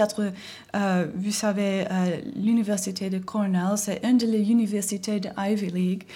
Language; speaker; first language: French; non-native, learner; English